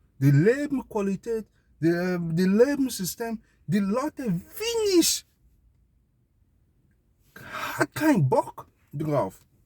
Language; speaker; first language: German; non-native, learner; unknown